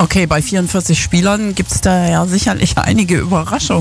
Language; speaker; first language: German; native; German